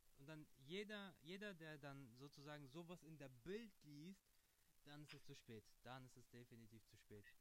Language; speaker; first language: German; early bilingual, other home language; Russian